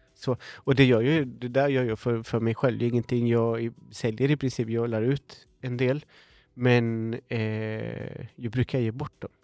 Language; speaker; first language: Swedish; non-native, fluent; Spanish